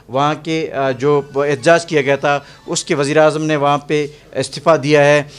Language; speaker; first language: Urdu; non-native, local second language; Baluchi